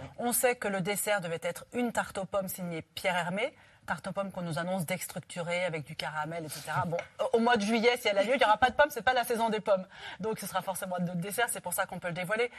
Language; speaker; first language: French; native; French